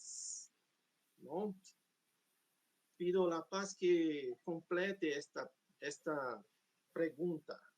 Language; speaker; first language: Spanish; non-native, fluent; Portuguese